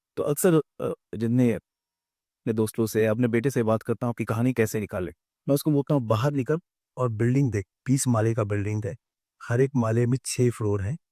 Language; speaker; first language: Hindi; native; Hindi